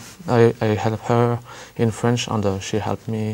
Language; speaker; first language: English; non-native, learner; French